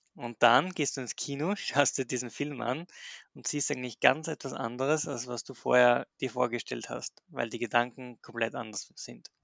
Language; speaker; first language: German; native; German